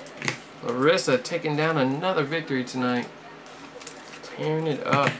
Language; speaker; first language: English; native; English